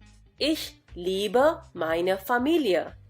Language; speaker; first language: German; non-native, fluent; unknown